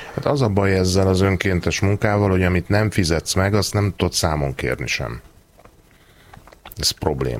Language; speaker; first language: Hungarian; native; Hungarian